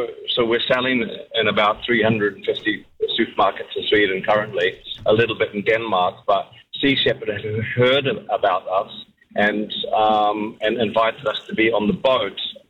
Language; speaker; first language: English; native; English